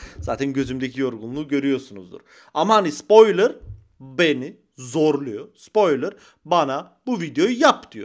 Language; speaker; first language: Turkish; early bilingual, heritage; Turkish